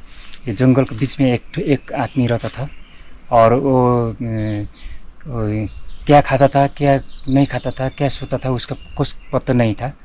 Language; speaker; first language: Hindi; non-native, local second language; Nepali